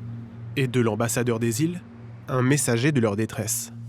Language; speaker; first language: French; native; French